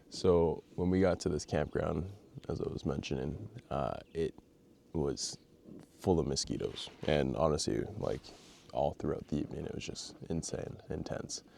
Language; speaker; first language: English; native; English